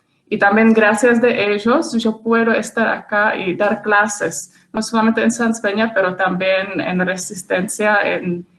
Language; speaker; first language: Spanish; non-native, fluent; Czech